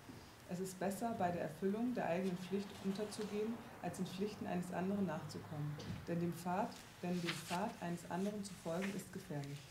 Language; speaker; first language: German; native; German